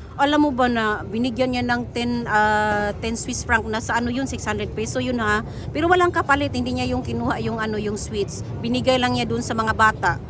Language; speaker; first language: Filipino; non-native, local second language; Cebuano